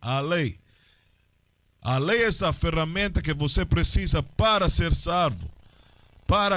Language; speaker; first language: Portuguese; non-native, learner; Spanish